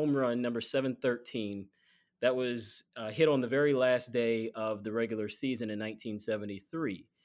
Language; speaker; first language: English; native; English